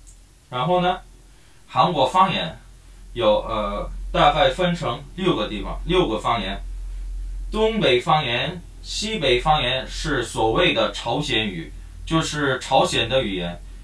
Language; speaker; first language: Chinese; non-native, fluent; Korean